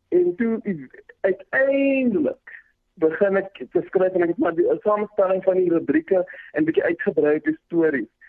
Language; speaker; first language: Afrikaans; early bilingual, other home language; Zulu